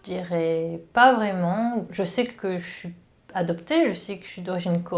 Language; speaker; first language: French; native; French